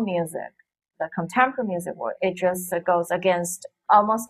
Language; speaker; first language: English; non-native, fluent; Chinese